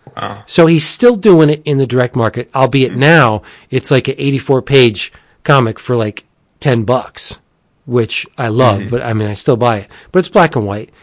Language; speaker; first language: English; native; English